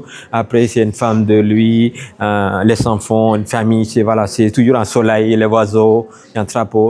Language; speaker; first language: French; non-native, learner; Tamil